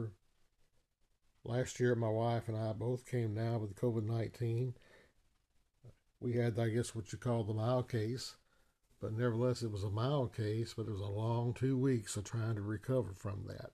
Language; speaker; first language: English; native; English